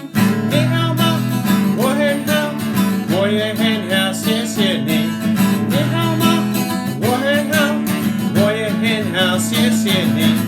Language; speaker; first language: Chinese; non-native, fluent; English